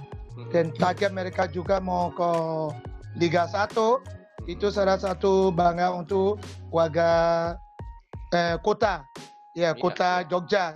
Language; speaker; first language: Indonesian; non-native, fluent; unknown